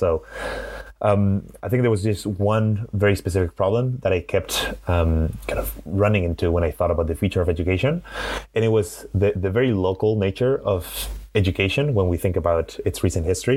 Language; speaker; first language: English; non-native, fluent; Spanish